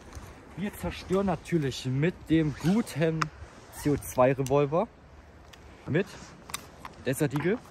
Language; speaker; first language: German; native; German